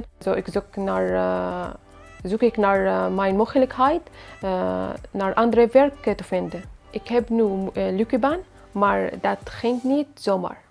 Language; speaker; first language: Dutch; non-native, learner; Arabic